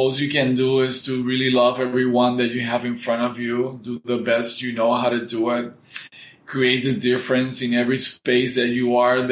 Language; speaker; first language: English; non-native, fluent; Spanish